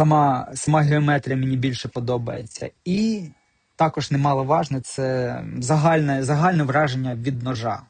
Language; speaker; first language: Ukrainian; native; Ukrainian